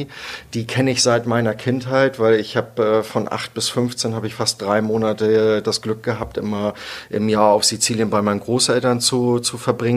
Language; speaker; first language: German; native; German